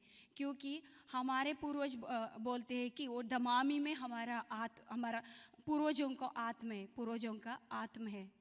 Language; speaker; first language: Hindi; non-native, local second language; Kannada